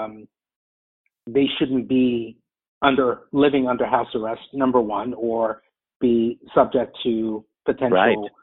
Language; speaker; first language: English; native; English